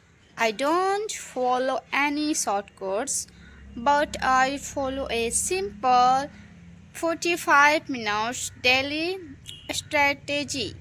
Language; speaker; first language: English; non-native, local second language; Hindi